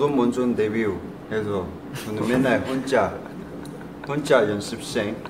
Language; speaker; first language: Korean; non-native, learner; Chinese